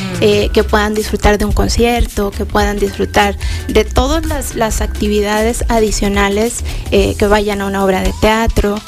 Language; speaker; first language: Spanish; native; Spanish